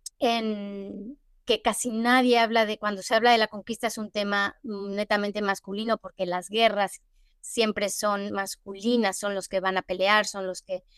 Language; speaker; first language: Spanish; native; Spanish